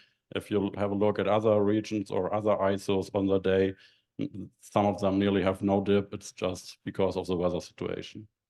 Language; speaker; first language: English; non-native, fluent; German